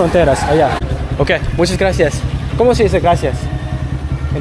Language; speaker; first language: Spanish; non-native, learner; English